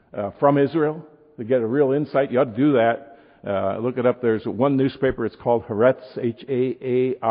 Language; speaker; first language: English; native; English